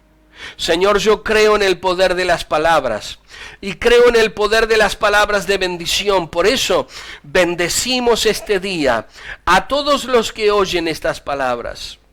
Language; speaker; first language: Spanish; native; Spanish